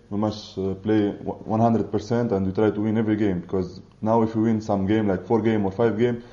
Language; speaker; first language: English; non-native, fluent; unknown